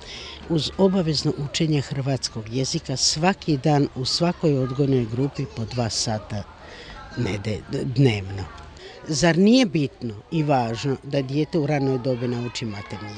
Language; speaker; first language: Croatian; native; Croatian